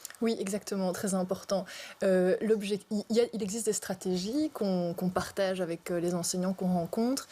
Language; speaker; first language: French; native; French